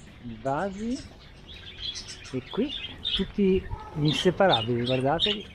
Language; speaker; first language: Italian; native; Italian